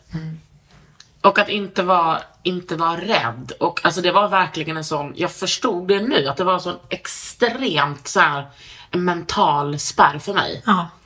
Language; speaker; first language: Swedish; native; Swedish